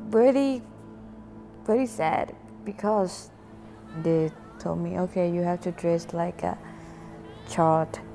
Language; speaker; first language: English; non-native, learner; Akha